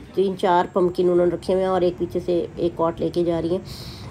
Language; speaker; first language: Urdu; native; Urdu